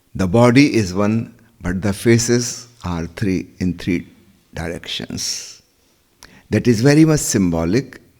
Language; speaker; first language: English; non-native, local second language; Hindi